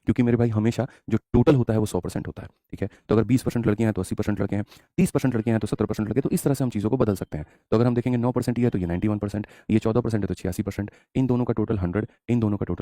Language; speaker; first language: Hindi; native; Hindi